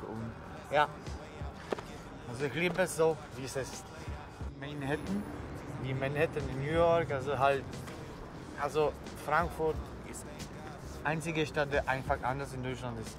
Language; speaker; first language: German; non-native, fluent; Czech